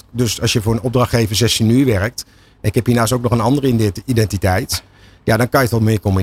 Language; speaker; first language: Dutch; native; Dutch